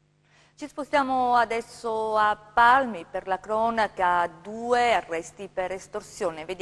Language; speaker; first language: Italian; native; Italian